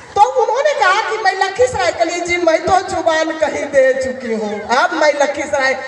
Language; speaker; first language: Hindi; native; Hindi